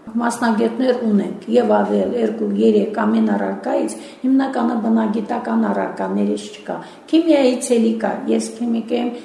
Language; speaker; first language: Armenian; native; Armenian